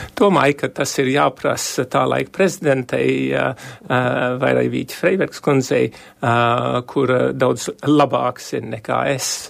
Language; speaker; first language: Latvian; early bilingual, heritage; Latvian